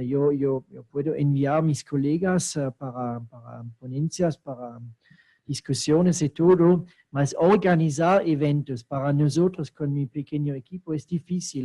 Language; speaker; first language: Spanish; non-native, fluent; German